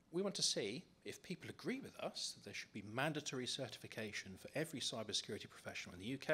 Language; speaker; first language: English; native; English